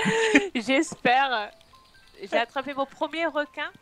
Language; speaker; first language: French; non-native, fluent; English